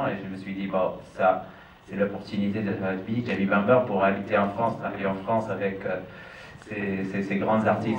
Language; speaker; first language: French; non-native, fluent; English